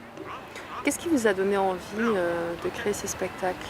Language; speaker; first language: French; native; French